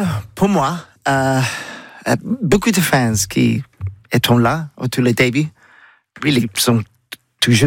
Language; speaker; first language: French; non-native, learner; English